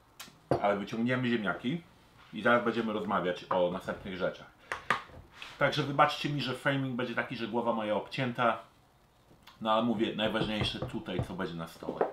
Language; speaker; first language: Polish; early bilingual, heritage; Polish